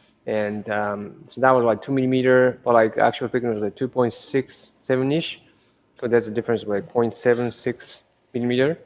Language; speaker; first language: English; non-native, fluent; Japanese